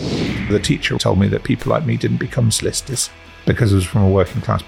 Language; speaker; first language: English; native; English